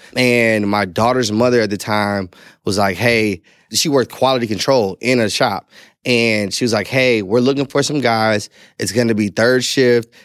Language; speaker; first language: English; native; English